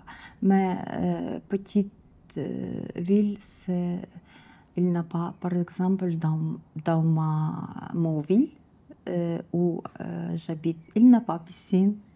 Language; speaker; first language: French; non-native, learner; Ukrainian